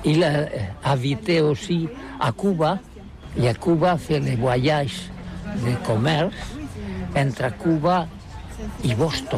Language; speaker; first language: French; non-native, learner; Catalan